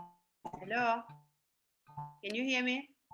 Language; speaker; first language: English; non-native, fluent; Azerbaijani